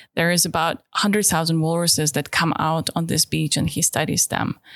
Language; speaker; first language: English; non-native, fluent; Russian